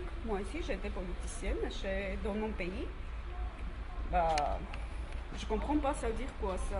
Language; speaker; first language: French; non-native, learner; Armenian